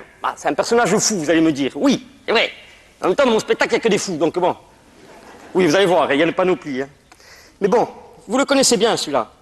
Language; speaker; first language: French; native; French